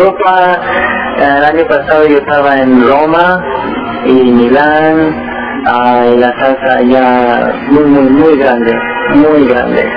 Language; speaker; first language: Spanish; early bilingual, heritage; Spanish